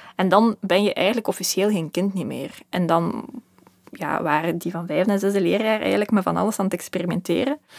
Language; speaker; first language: Dutch; early bilingual, other home language; Russian